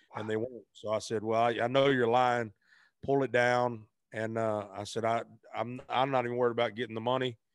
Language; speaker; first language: English; native; English